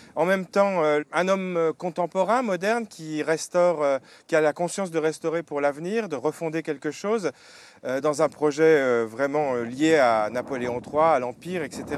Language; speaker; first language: French; native; French